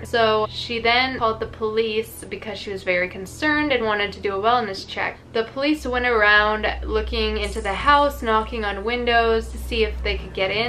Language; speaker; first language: English; native; English